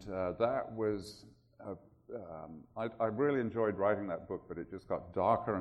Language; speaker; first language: English; native; English